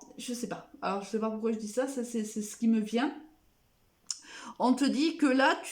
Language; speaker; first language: French; native; French